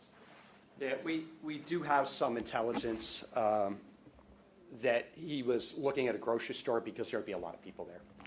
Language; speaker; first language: English; native; English